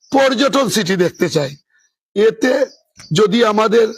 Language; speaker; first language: Bangla; native; Bangla